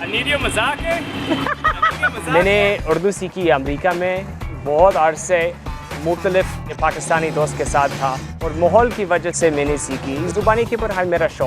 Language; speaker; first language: Hindi; non-native, fluent; English